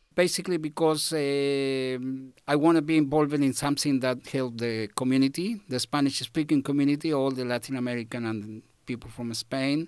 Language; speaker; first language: English; non-native, fluent; Spanish